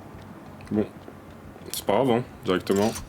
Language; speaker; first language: French; native; French